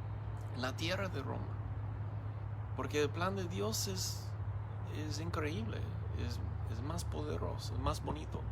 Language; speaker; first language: Spanish; non-native, learner; English